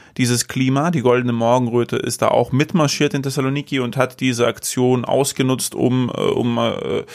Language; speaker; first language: German; non-native, fluent; Greek